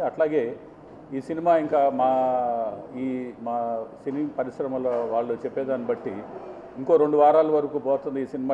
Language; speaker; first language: Telugu; native; Telugu